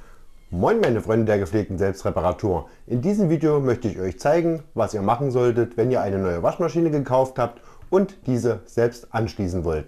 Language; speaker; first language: German; native; German